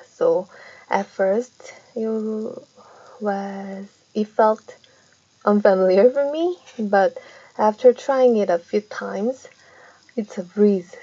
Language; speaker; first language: English; non-native, fluent; Korean